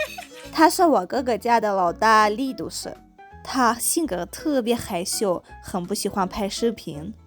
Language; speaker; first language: Chinese; non-native, fluent; Armenian